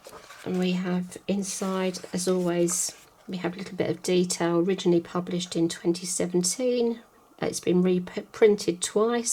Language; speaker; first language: English; native; English